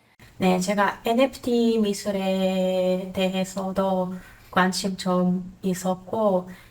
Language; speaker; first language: Korean; non-native, fluent; Croatian